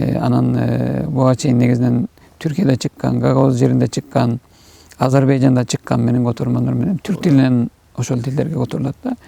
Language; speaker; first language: Kyrgyz; non-native, fluent; Turkish